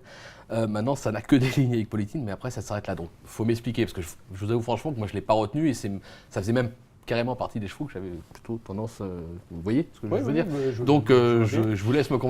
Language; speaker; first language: French; native; French